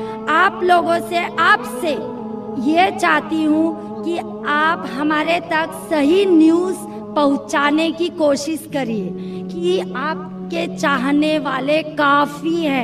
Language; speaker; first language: Hindi; non-native, local second language; Marathi